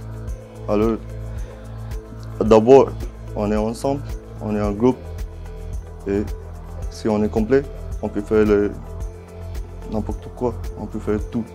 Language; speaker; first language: French; non-native, fluent; Nepali